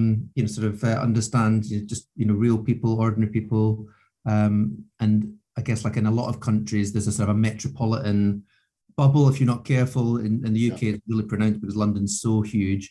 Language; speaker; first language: English; native; English